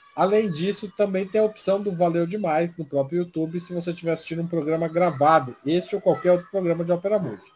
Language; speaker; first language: Spanish; non-native, learner; Portuguese